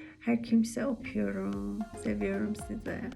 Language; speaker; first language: Turkish; non-native, learner; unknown